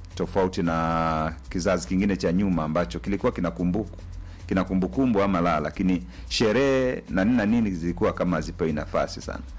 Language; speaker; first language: Swahili; native; Swahili